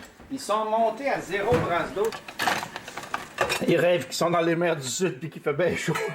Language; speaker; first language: French; native; French